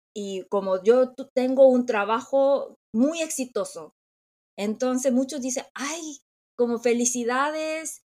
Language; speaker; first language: Spanish; non-native, fluent; Korean